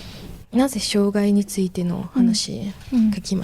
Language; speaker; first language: Japanese; non-native, fluent; French